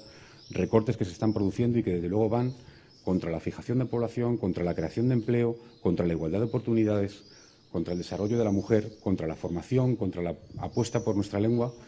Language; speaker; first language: Spanish; native; Spanish